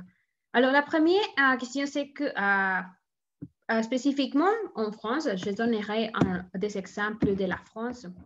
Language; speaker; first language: French; non-native, learner; Spanish